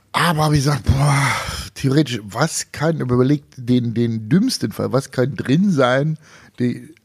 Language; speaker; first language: German; native; German